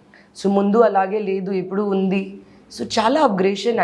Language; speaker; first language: Telugu; non-native, learner; Hindi